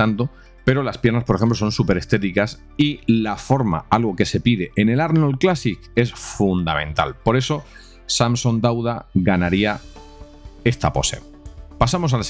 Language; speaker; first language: Spanish; native; Spanish